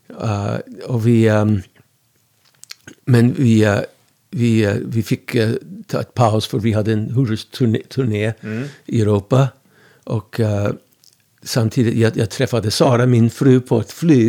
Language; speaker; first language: Swedish; non-native, fluent; English